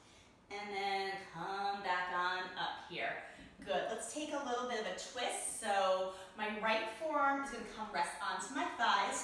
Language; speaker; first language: English; native; English